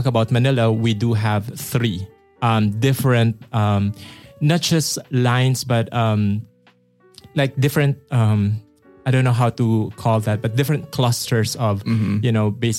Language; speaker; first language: English; non-native, local second language; Filipino